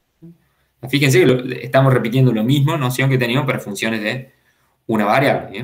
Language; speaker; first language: Spanish; native; Spanish